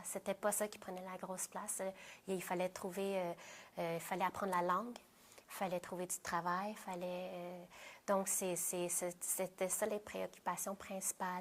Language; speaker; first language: French; early bilingual, other home language; Vietnamese